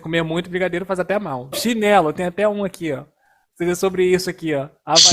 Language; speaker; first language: Portuguese; native; Portuguese